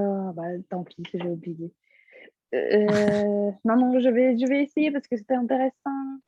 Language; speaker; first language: French; non-native, fluent; Russian